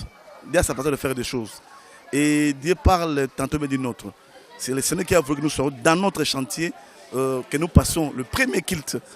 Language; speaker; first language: French; non-native, local second language; Lingala